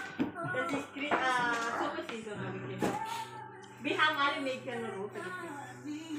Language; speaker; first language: German; non-native, learner; Filipino